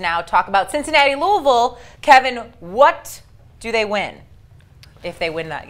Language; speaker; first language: English; native; English